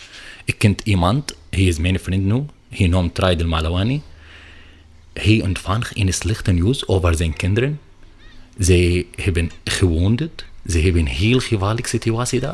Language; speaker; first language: Dutch; non-native, learner; Arabic